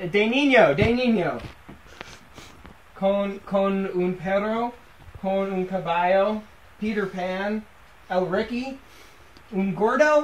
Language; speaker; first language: Spanish; non-native, learner; English